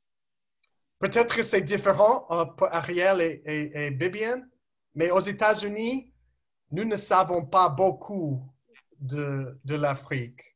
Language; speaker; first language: French; non-native, learner; English